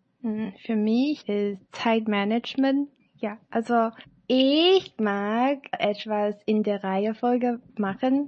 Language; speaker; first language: German; non-native, learner; Chinese